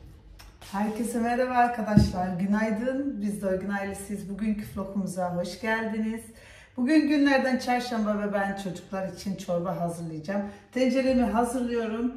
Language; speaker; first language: Turkish; early bilingual, heritage; Turkish